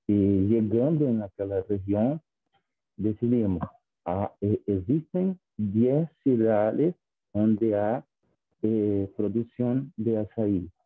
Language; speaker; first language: Spanish; non-native, fluent; Portuguese